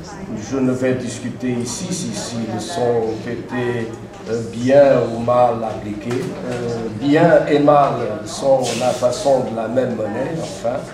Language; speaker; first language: French; non-native, fluent; Portuguese